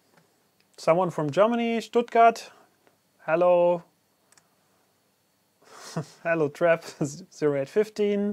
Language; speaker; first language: English; non-native, fluent; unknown